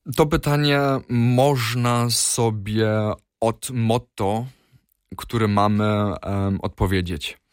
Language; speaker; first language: Polish; early bilingual, heritage; Polish